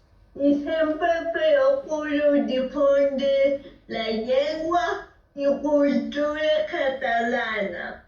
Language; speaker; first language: Catalan; non-native, fluent; Italian